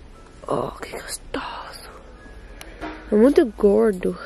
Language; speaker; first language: Portuguese; non-native, learner; Dutch